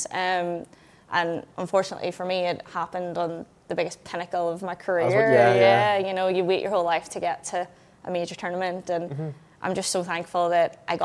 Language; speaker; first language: English; native; English